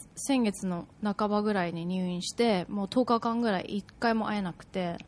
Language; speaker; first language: Japanese; early bilingual, heritage; Japanese